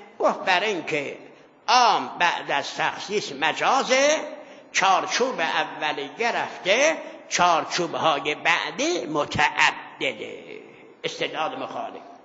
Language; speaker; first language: Persian; non-native, local second language; Azerbaijani